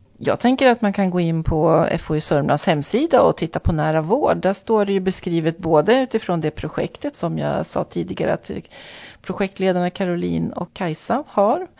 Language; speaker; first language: Swedish; native; Swedish